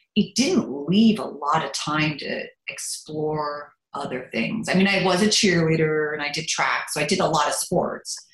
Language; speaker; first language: English; early bilingual, other home language; German